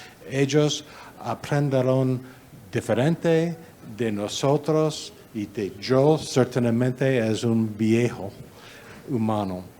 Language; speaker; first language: Spanish; non-native, learner; English